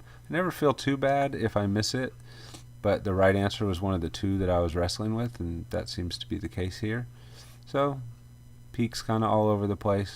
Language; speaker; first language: English; native; English